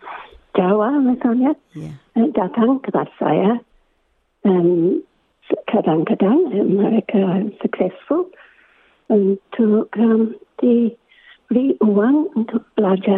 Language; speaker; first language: Indonesian; non-native, fluent; English